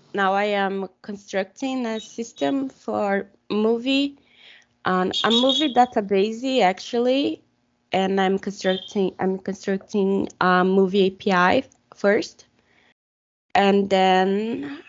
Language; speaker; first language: English; non-native, fluent; Portuguese